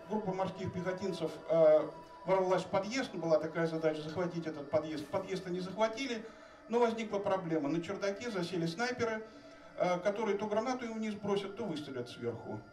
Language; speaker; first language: Russian; native; Russian